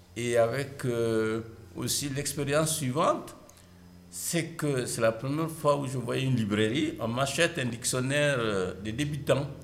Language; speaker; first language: French; non-native, local second language; Mandingo